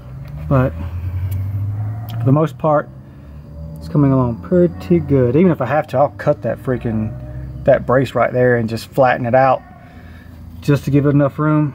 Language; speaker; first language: English; native; English